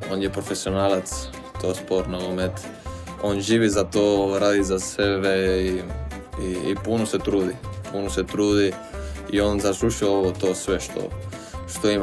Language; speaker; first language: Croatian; non-native, learner; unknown